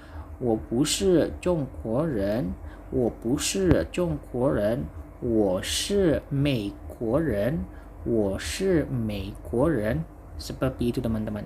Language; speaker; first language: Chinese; non-native, fluent; Indonesian